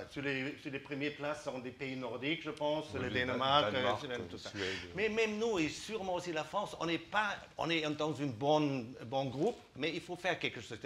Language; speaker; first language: French; non-native, fluent; German